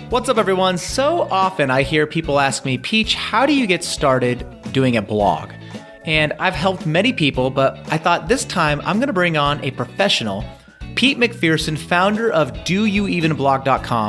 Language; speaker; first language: English; native; English